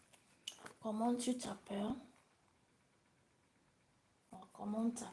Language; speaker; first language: French; non-native, learner; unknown